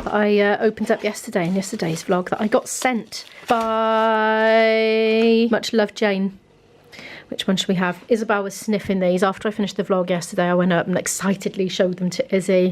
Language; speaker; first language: English; native; English